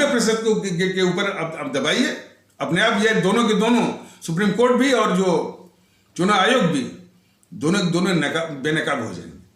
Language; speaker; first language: Hindi; native; Hindi